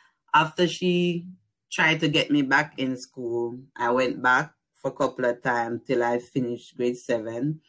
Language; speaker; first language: English; non-native, local second language; Jamaican Creole English